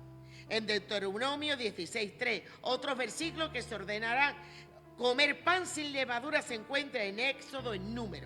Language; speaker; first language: Spanish; native; Spanish